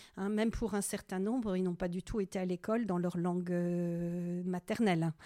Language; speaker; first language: French; native; French